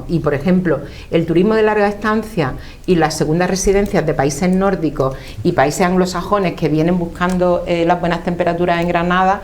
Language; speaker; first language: Spanish; native; Spanish